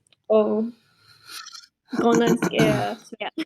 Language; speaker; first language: Danish; non-native, learner; English